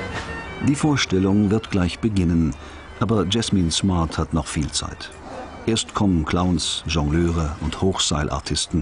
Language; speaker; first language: German; native; German